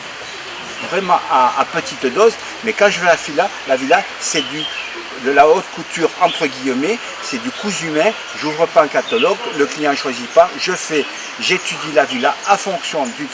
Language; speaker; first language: French; native; French